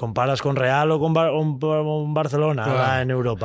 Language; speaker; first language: Portuguese; non-native, learner; Spanish